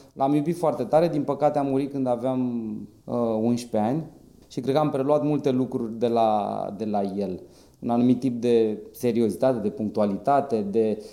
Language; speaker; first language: Romanian; native; Romanian